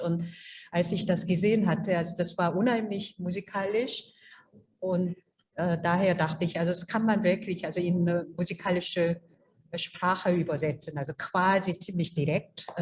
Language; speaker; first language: German; non-native, fluent; Korean